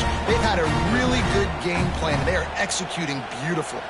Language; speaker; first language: English; native; English